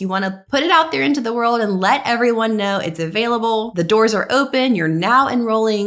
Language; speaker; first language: English; native; English